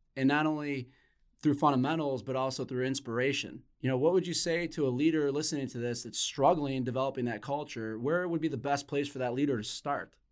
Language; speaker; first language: English; native; English